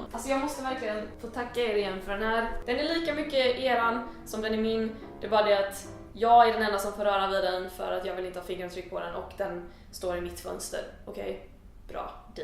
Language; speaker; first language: Swedish; native; Swedish